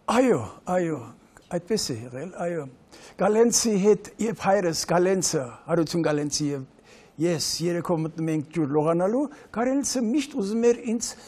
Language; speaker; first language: Armenian; early bilingual, heritage; Armenian